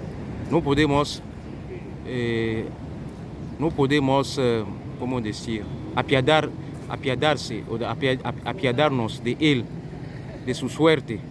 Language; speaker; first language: Spanish; non-native, fluent; French